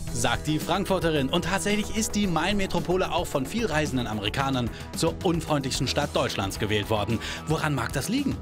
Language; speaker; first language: German; native; German